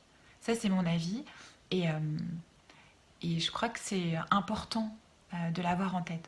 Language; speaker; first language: French; native; French